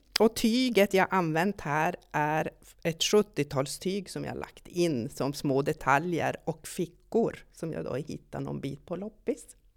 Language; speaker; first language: Swedish; native; Swedish